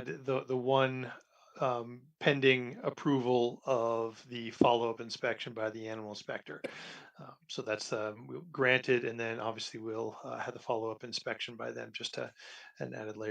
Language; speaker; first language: English; native; English